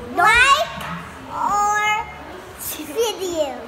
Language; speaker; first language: English; early bilingual, other home language; Indonesian